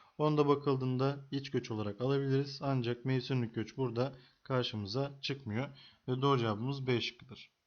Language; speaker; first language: Turkish; native; Turkish